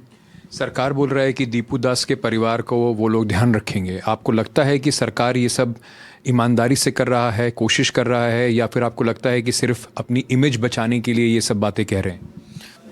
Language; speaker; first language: Hindi; native; Hindi